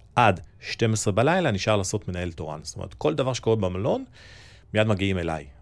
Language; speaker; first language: Hebrew; early bilingual, other home language; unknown